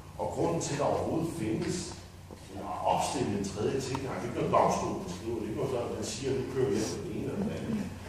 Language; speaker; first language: Danish; native; Danish